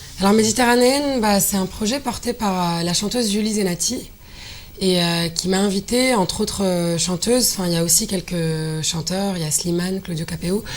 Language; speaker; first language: French; non-native, local second language; Arabic